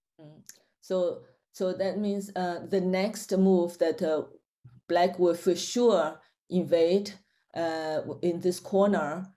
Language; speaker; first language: English; non-native, fluent; Chinese